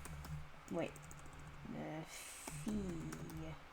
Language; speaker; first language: French; non-native, learner; English